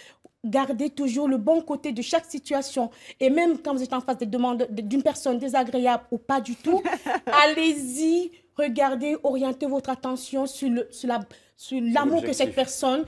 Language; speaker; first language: French; native; French